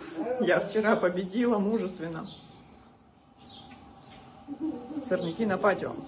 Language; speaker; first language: Russian; native; Russian